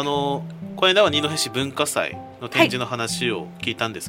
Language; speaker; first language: Japanese; native; Japanese